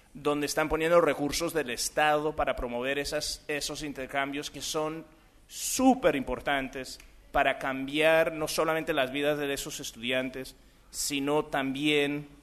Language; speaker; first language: Spanish; early bilingual, other home language; English